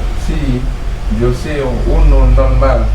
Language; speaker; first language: Portuguese; non-native, learner; Haitian Creole